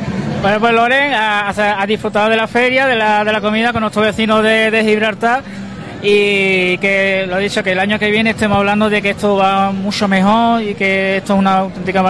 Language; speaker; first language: Spanish; native; Spanish